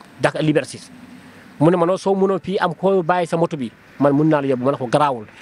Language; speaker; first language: Wolof; non-native, local second language; Fula